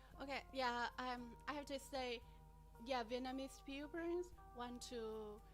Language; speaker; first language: English; non-native, learner; Vietnamese